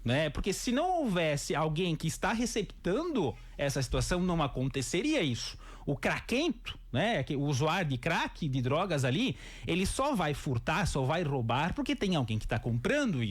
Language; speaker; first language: Portuguese; native; Portuguese